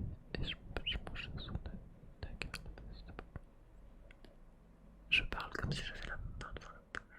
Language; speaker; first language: French; native; French